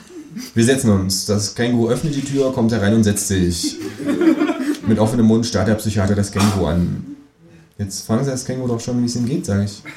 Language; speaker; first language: German; native; German